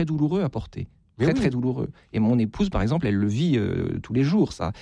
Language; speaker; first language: French; native; French